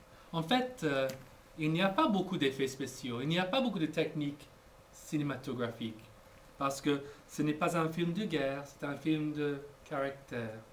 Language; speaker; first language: French; non-native, fluent; English